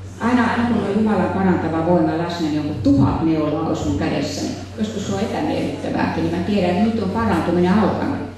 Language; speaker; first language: Finnish; native; Finnish